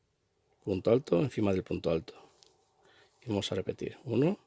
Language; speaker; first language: Spanish; native; Spanish